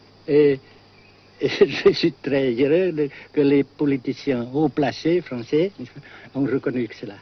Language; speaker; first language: French; non-native, local second language; Vietnamese